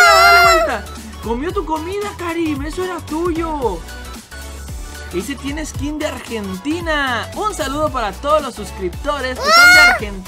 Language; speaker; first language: Spanish; native; Spanish